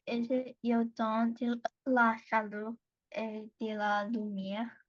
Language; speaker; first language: French; non-native, learner; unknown